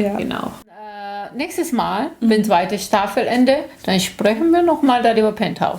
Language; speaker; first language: German; non-native, learner; Korean